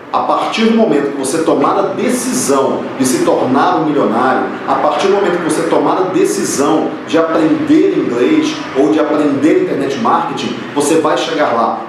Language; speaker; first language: Portuguese; native; Portuguese